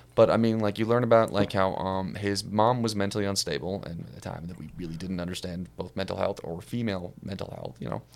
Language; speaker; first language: English; native; English